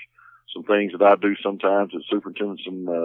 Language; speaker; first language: English; native; English